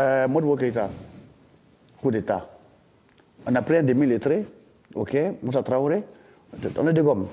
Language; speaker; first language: French; non-native, local second language; Dyula